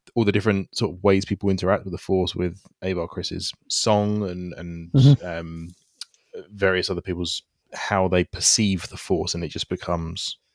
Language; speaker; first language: English; native; English